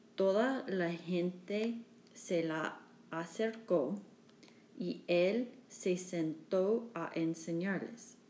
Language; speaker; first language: Spanish; non-native, learner; English